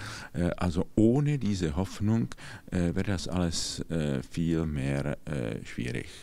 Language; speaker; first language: German; non-native, fluent; Czech